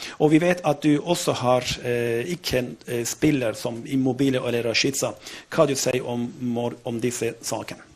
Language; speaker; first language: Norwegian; non-native, fluent; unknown